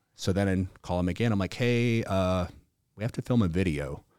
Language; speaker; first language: English; native; English